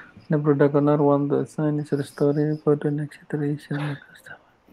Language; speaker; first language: English; non-native, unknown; Indonesian